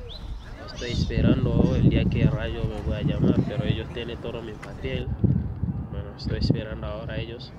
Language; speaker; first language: Spanish; non-native, learner; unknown